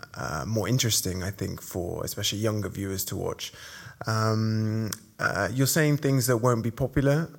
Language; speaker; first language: English; native; English